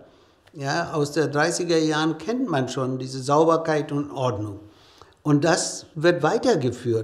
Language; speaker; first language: German; non-native, fluent; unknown